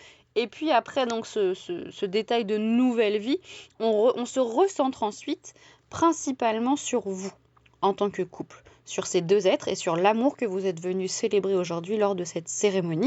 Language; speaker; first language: French; native; French